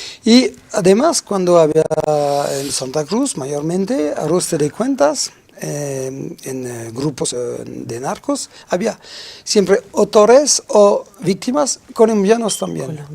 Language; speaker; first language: Spanish; non-native, fluent; French